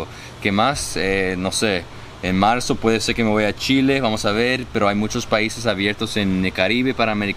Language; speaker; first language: Spanish; early bilingual, heritage; Spanish